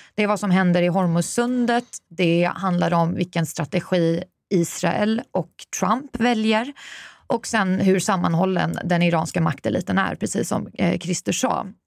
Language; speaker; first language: Swedish; early bilingual, other home language; Persian